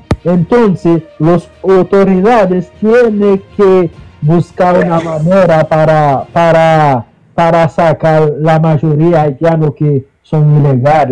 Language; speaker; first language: Spanish; non-native, fluent; Haitian Creole